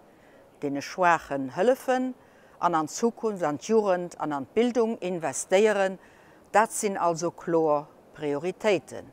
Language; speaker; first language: German; non-native, local second language; Luxembourgish